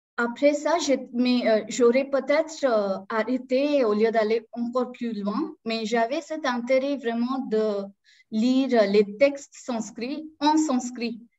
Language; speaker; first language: French; non-native, local second language; Marathi